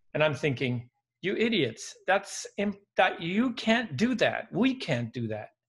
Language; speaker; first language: English; early bilingual, other home language; Dutch